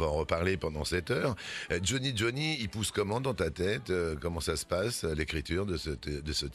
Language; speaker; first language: French; native; French